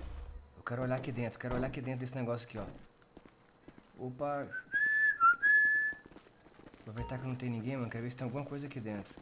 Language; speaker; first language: Portuguese; native; Portuguese